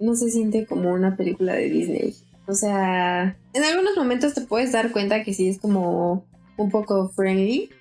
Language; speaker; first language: Spanish; native; Spanish